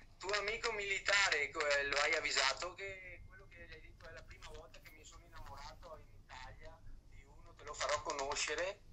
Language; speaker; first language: Italian; native; Italian